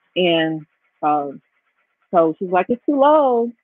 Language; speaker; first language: English; native; English